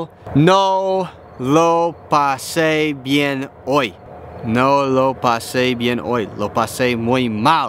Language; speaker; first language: Spanish; non-native, learner; English